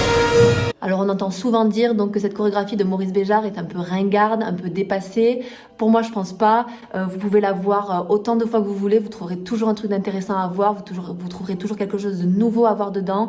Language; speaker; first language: French; native; French